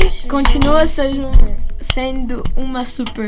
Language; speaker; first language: Portuguese; early bilingual, heritage; Portuguese